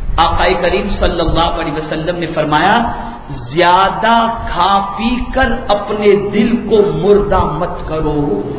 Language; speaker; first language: Urdu; native; Urdu